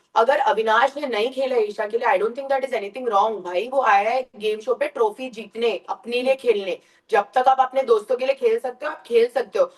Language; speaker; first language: Hindi; early bilingual, heritage; Hindi